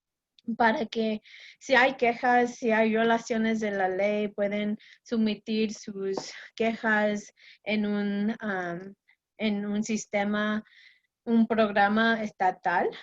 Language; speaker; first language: Spanish; non-native, fluent; English